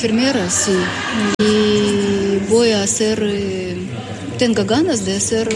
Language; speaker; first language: Spanish; non-native, learner; Ukrainian